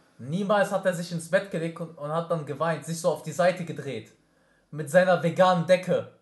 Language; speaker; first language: German; early bilingual, other home language; Arabic